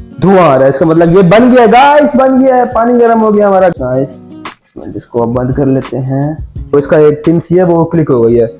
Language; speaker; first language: Urdu; native; Urdu